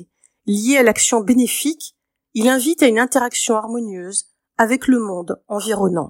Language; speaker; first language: French; native; French